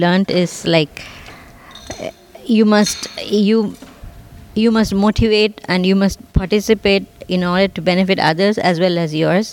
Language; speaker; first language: English; non-native, local second language; Tamil